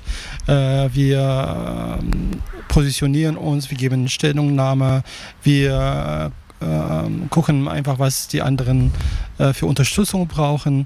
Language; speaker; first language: German; non-native, fluent; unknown